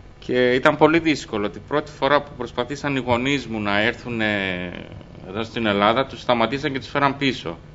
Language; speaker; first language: Greek; early bilingual, other home language; Albanian